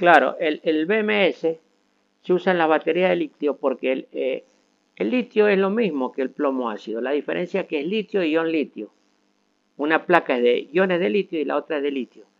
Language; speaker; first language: Spanish; native; Spanish